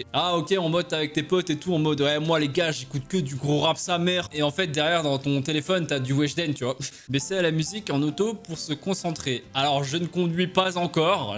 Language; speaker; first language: French; native; French